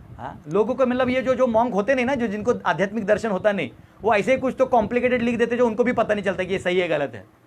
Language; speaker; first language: Hindi; non-native, local second language; Marathi